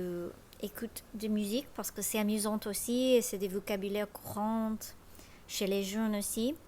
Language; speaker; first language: French; non-native, fluent; Spanish